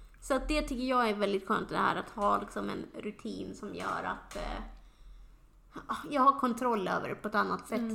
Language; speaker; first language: Swedish; native; Swedish